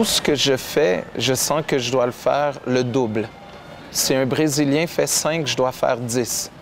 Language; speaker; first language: French; non-native, local second language; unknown